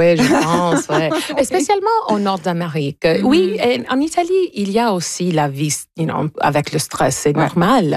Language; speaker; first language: French; non-native, fluent; English